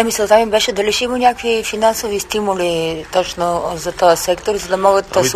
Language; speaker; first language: Bulgarian; native; Bulgarian